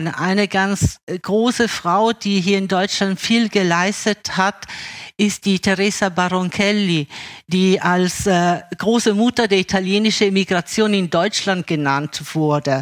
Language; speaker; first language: German; early bilingual, other home language; Italian